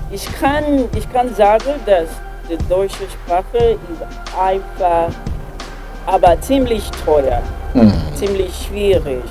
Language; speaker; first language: German; non-native, learner; Yoruba